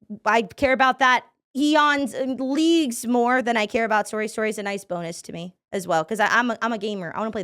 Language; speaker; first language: English; native; English